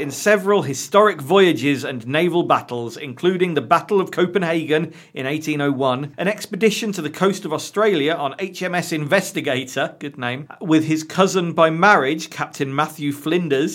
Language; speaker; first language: English; native; English